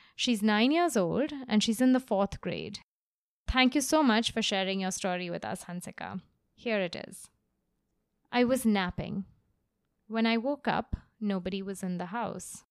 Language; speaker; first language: English; non-native, local second language; Hindi